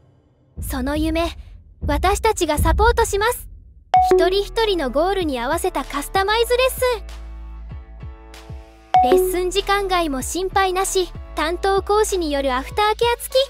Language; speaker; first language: Japanese; native; Japanese